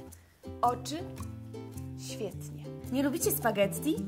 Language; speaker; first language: Polish; native; Polish